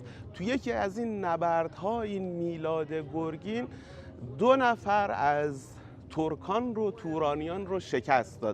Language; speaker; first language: Persian; native; Persian